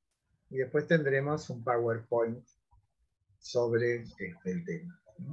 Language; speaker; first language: Spanish; native; Spanish